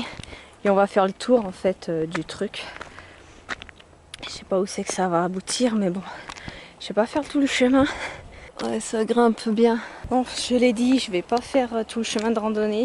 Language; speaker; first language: French; native; French